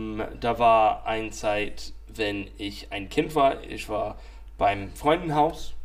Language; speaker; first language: German; non-native, fluent; English